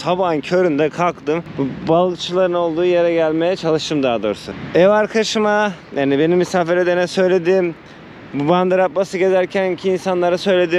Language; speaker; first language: Turkish; native; Turkish